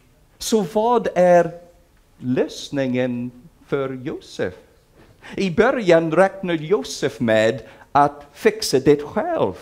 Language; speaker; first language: Swedish; non-native, fluent; English